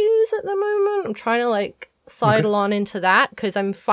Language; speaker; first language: English; native; English